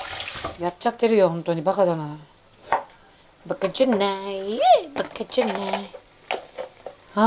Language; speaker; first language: Japanese; native; Japanese